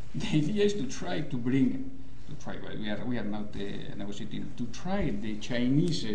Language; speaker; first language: English; non-native, learner; Basque